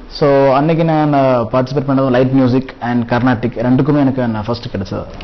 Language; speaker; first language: Tamil; non-native, local second language; Malayalam